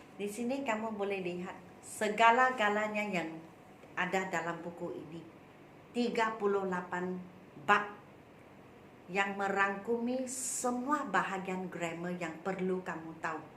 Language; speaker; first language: Malay; non-native, local second language; Chinese